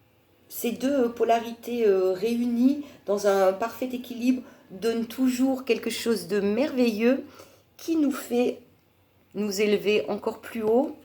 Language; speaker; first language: French; native; French